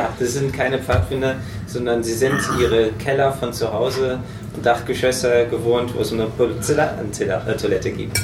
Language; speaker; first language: German; native; German